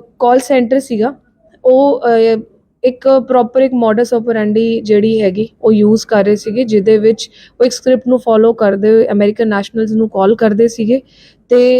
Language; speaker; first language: Punjabi; non-native, local second language; Hindi